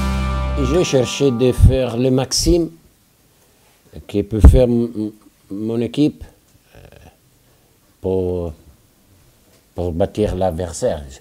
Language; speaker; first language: French; non-native, fluent; Italian